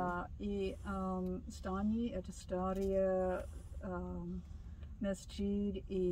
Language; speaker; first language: Russian; non-native, learner; English